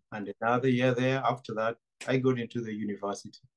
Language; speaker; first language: English; non-native, local second language; Ganda